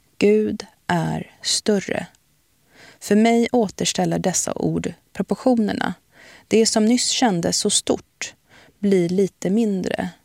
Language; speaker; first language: Swedish; early bilingual, other home language; Arabic